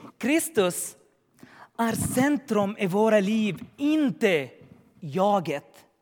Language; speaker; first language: Swedish; non-native, learner; Arabic